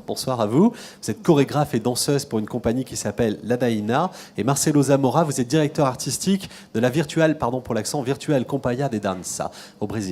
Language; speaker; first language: French; native; French